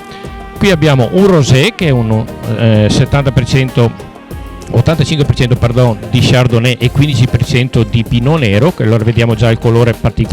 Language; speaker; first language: Italian; native; Italian